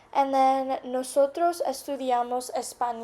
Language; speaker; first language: Spanish; non-native, fluent; English